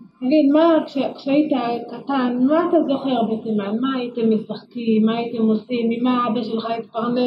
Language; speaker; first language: Hebrew; native; Hebrew